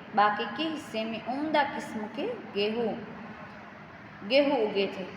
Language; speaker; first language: Hindi; non-native, local second language; Gujarati